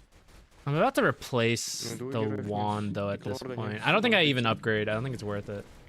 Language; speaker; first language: English; native; English